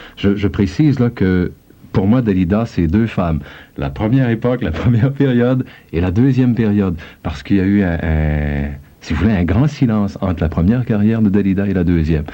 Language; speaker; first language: French; native; French